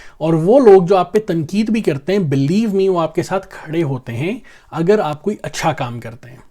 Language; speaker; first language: Urdu; non-native, local second language; Punjabi